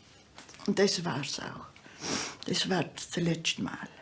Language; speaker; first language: German; early bilingual, heritage; German